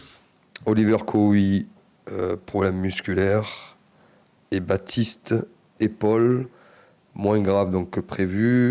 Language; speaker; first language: French; native; French